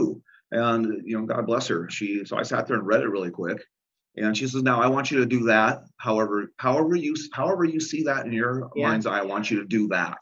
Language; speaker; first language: English; native; English